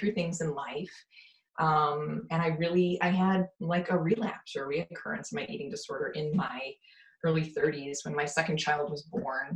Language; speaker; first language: English; native; English